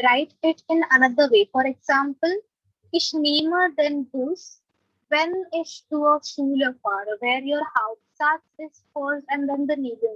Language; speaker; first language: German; non-native, fluent; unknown